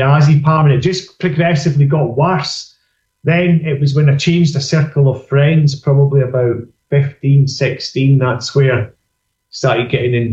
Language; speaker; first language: English; native; English